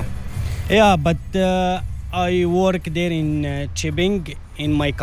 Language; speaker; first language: English; non-native, learner; Arabic